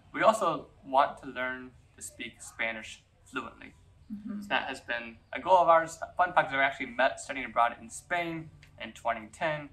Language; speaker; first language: English; native; English